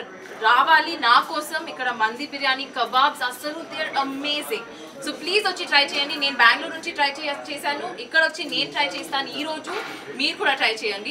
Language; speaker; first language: Telugu; non-native, learner; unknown